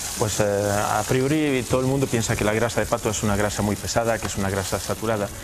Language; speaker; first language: Spanish; early bilingual, heritage; Spanish